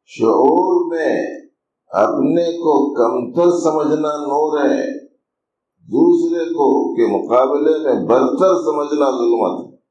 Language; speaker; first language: Urdu; native; Urdu